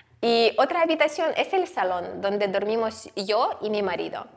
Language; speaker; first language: Spanish; non-native, fluent; Ukrainian